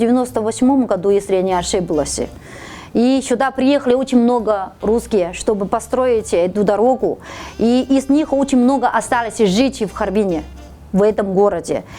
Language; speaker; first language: Russian; non-native, fluent; Chinese